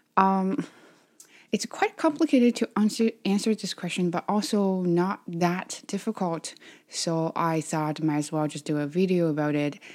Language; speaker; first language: English; non-native, fluent; Chinese